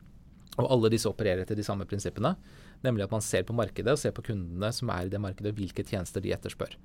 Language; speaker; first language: Norwegian; native; Norwegian